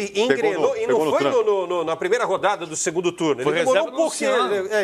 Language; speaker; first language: Portuguese; native; Portuguese